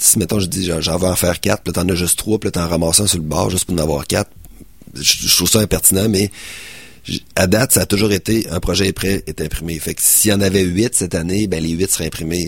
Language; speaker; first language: French; native; French